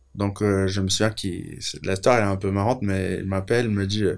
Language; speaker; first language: French; non-native, fluent; Portuguese